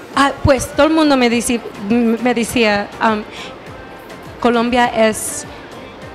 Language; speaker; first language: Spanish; early bilingual, heritage; English